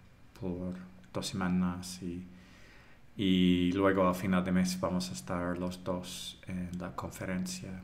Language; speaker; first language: Spanish; non-native, fluent; English